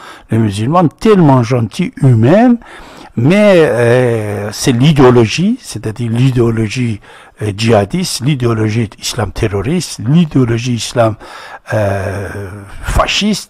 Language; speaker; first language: French; non-native, fluent; Persian